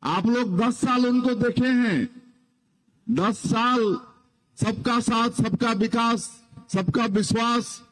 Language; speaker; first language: Hindi; native; Hindi